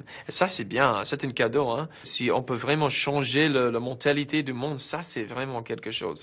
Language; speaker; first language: French; non-native, fluent; English